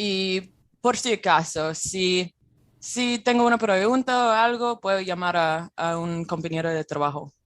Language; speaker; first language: Spanish; non-native, fluent; English